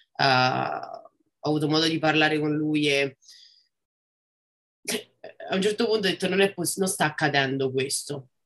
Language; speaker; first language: Italian; native; Italian